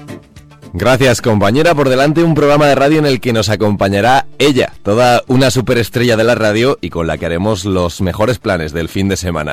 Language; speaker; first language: Spanish; native; Spanish